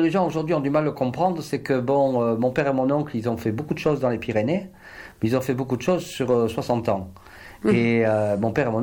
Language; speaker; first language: French; native; French